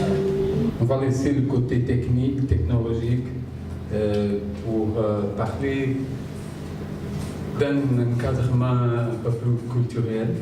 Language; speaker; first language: French; non-native, fluent; Portuguese